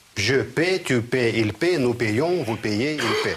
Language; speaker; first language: French; non-native, fluent; Russian